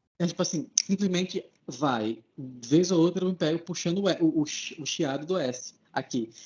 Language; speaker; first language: Portuguese; native; Portuguese